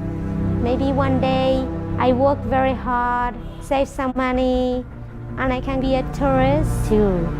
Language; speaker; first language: English; non-native, local second language; Hmong